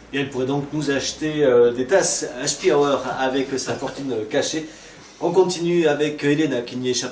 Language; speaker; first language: French; native; French